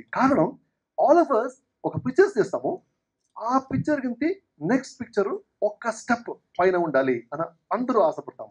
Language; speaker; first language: Telugu; non-native, local second language; Kannada